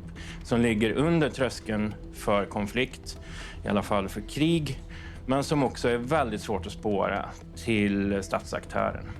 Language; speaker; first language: Swedish; native; Swedish